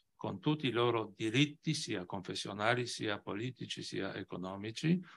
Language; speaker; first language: Italian; non-native, fluent; Polish